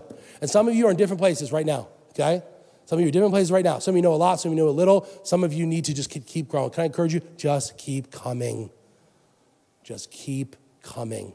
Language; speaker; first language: English; native; English